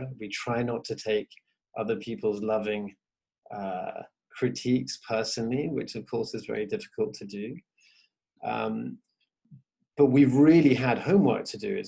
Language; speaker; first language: English; native; English